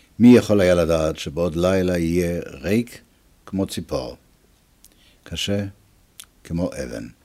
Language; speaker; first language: Hebrew; early bilingual, other home language; Italian